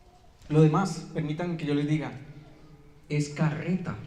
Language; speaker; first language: Spanish; native; Spanish